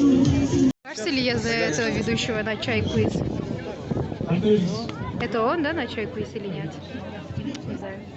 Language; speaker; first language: Russian; non-native, local second language; Kyrgyz